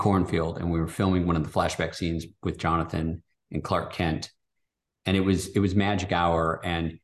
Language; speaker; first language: English; native; English